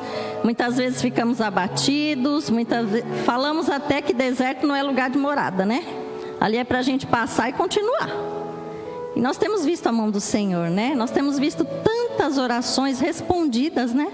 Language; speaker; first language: Portuguese; native; Portuguese